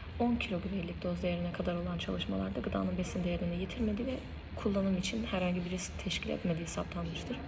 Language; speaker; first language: Turkish; native; Turkish